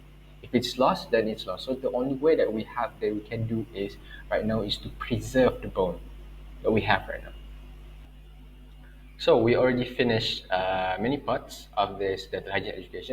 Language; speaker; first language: English; non-native, local second language; Malay